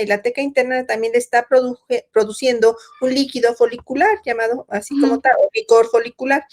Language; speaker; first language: Spanish; native; Spanish